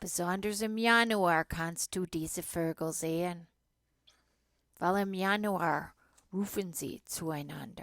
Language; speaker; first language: German; non-native, fluent; English